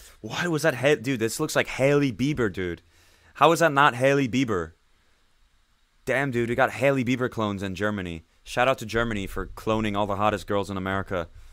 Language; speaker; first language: English; native; English